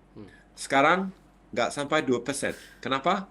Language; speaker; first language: Indonesian; non-native, fluent; English